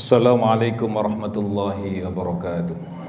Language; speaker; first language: Indonesian; native; Indonesian